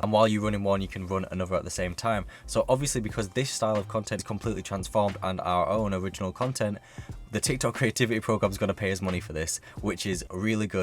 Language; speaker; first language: English; native; English